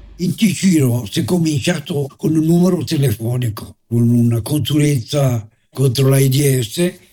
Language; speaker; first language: Italian; native; Italian